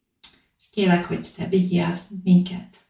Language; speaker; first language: Hungarian; non-native, learner; English